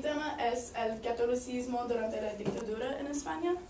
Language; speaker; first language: Spanish; non-native, learner; English